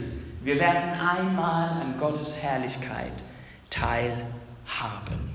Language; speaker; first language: German; non-native, fluent; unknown